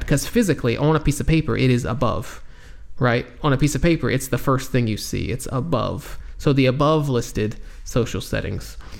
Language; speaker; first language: English; native; English